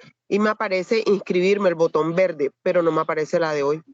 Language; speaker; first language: Spanish; native; Spanish